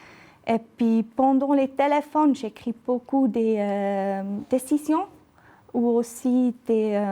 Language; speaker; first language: French; non-native, local second language; German